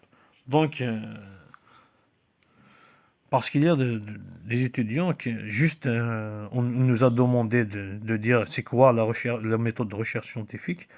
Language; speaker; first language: French; non-native, local second language; Kabyle